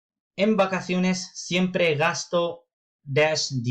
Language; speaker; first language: Spanish; non-native, fluent; Urdu